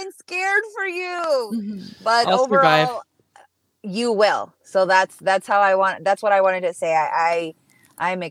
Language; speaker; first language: English; early bilingual, other home language; Spanish